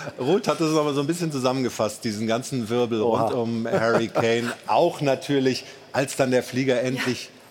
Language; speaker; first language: German; native; German